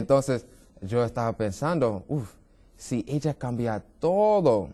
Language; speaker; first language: Spanish; non-native, learner; English